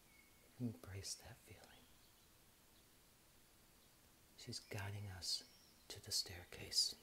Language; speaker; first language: English; native; English